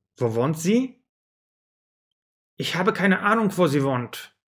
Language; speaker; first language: German; non-native, fluent; Russian